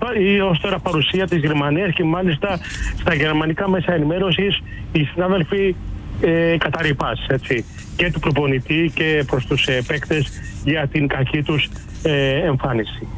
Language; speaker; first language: Greek; native; Greek